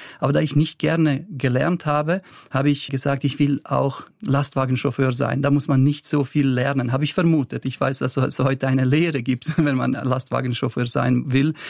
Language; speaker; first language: German; early bilingual, other home language; Bosnian